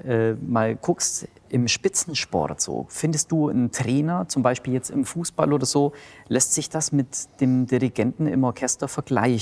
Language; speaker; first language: German; native; German